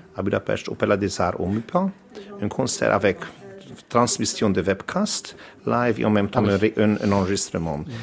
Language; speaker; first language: French; non-native, learner; Hungarian